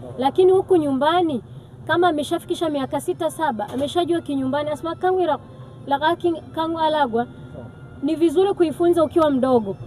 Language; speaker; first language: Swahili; non-native, local second language; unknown